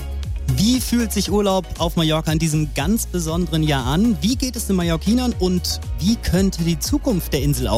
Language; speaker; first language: German; native; German